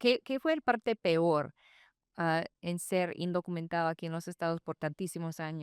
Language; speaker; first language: Spanish; non-native, fluent; English